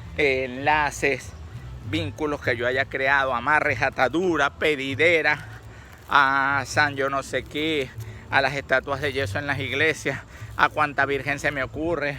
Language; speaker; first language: Spanish; native; Spanish